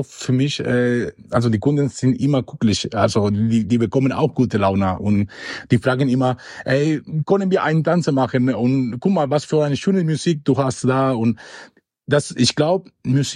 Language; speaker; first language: German; non-native, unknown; Spanish